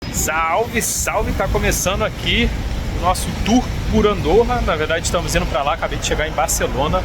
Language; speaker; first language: Portuguese; native; Portuguese